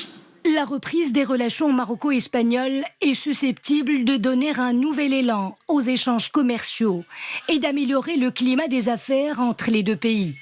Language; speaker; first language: French; non-native, local second language; Arabic